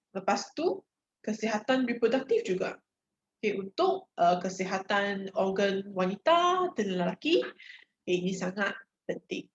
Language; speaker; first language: Malay; non-native, local second language; Chinese